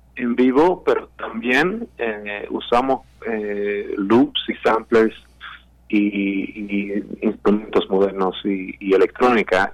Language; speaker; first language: Spanish; non-native, fluent; Swedish